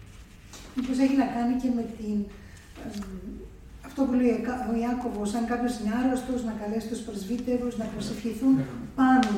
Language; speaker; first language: Greek; native; Greek